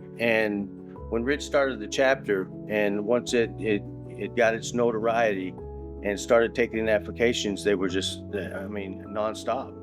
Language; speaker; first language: English; native; English